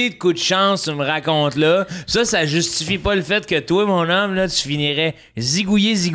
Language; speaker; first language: French; native; French